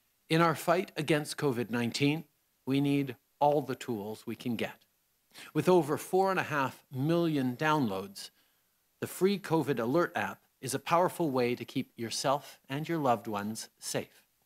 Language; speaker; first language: English; native; English